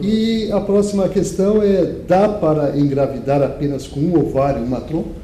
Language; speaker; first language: Portuguese; native; Portuguese